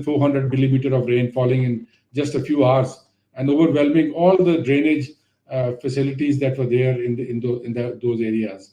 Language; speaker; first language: English; non-native, local second language; Urdu